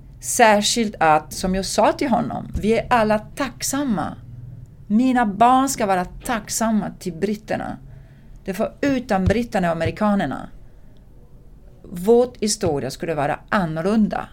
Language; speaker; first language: Swedish; non-native, fluent; Italian